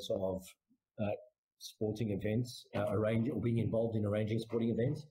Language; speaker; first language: English; native; English